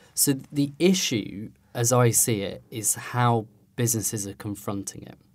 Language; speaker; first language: English; native; English